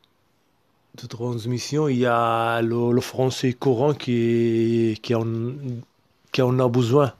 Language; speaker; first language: French; non-native, learner; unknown